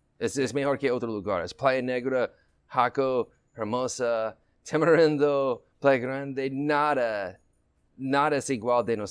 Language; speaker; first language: Spanish; non-native, learner; English